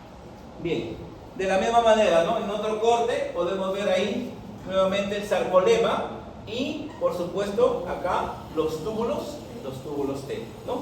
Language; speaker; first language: Spanish; native; Spanish